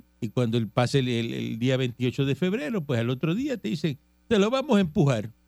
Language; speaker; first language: Spanish; native; Spanish